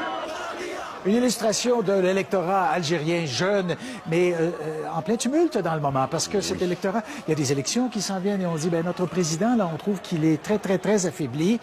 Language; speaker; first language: French; native; French